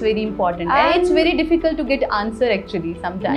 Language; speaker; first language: English; non-native, fluent; Urdu